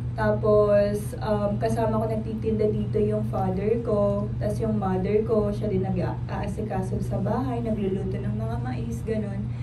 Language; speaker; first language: Filipino; non-native, local second language; Pampanga